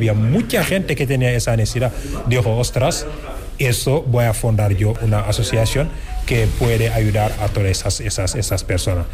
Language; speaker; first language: Spanish; non-native, fluent; Wolof